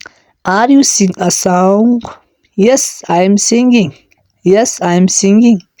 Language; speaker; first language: English; non-native, learner; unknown